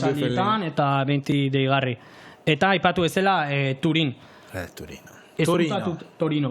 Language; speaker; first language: Basque; native; Basque